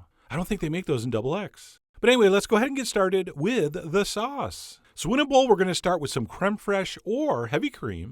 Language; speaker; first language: English; native; English